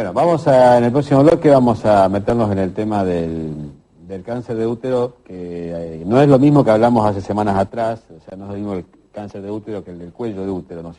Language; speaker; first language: Spanish; native; Spanish